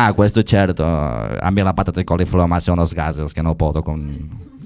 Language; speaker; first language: Italian; non-native, learner; Catalan